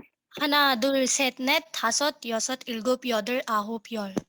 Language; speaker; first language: Korean; non-native, learner; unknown